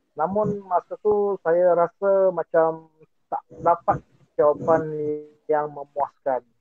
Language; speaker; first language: Malay; non-native, local second language; Iban